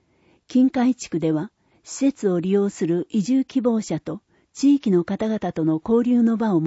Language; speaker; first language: Japanese; native; Japanese